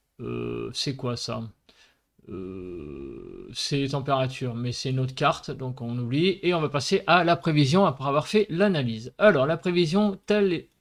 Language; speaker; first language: French; native; French